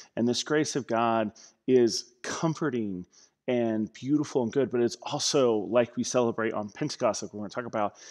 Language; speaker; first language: English; native; English